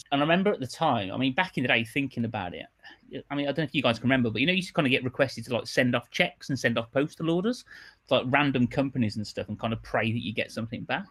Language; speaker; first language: English; native; English